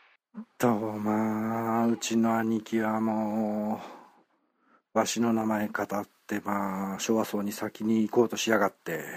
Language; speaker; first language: Japanese; native; Japanese